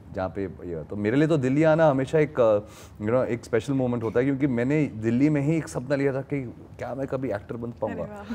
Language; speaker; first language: Hindi; native; Hindi